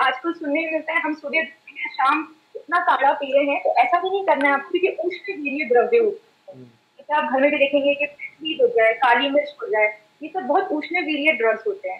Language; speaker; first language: Hindi; native; Hindi